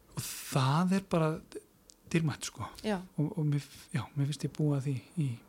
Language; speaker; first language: Icelandic; native; Icelandic